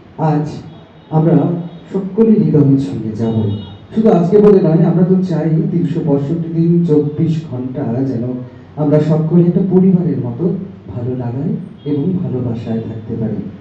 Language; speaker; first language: Bangla; native; Bangla